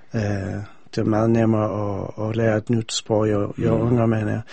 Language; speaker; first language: Danish; non-native, fluent; English